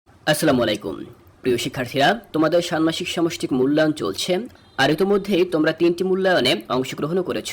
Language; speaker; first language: Bangla; native; Bangla